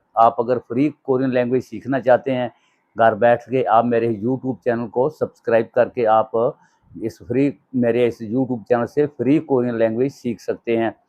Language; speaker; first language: Urdu; native; Urdu